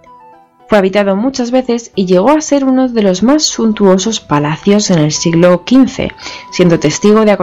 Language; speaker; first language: Spanish; native; Spanish